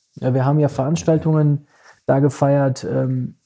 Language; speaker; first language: German; native; German